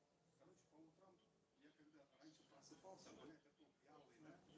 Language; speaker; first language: Russian; native; Russian